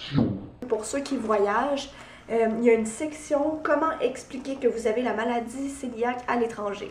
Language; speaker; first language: French; native; French